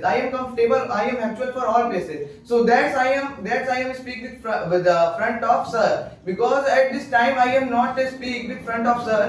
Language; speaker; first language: English; non-native, learner; Hindi